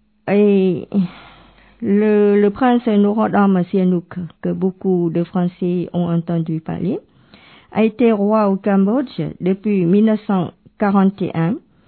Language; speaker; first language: French; non-native, local second language; Khmer